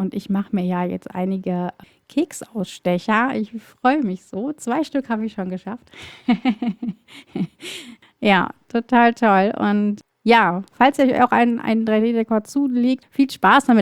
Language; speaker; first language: German; native; German